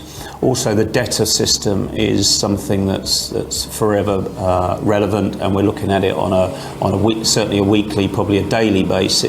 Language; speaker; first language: English; native; English